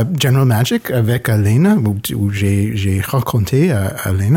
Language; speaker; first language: French; non-native, learner; English